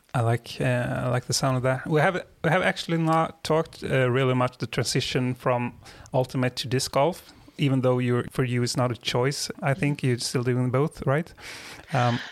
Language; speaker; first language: English; non-native, fluent; Swedish